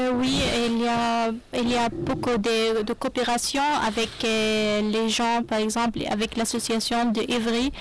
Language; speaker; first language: French; non-native, learner; Arabic